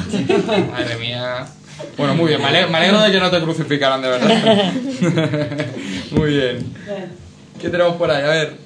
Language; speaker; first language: Spanish; native; Spanish